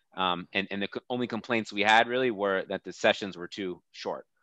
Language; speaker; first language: English; native; English